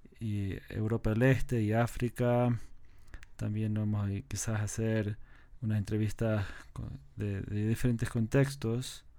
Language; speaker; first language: Spanish; non-native, fluent; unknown